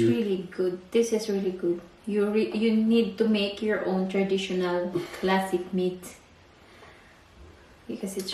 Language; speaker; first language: English; non-native, learner; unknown